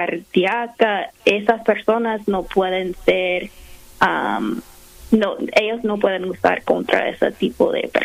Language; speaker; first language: Spanish; non-native, fluent; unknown